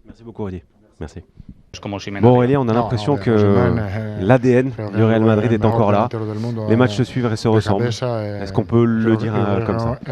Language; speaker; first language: French; native; French